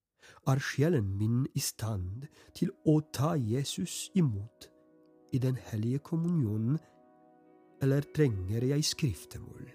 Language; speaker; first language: Norwegian; non-native, fluent; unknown